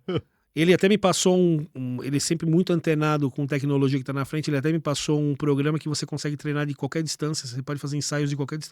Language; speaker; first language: Portuguese; native; Portuguese